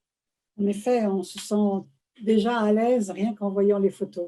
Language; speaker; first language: French; native; French